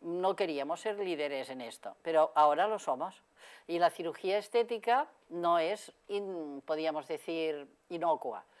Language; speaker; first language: Spanish; non-native, local second language; Catalan